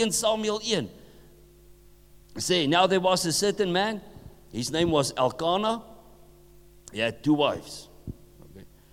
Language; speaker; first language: English; non-native, local second language; Afrikaans